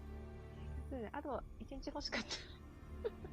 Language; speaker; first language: Japanese; native; Japanese